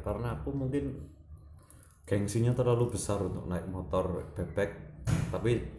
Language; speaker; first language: Indonesian; non-native, local second language; Javanese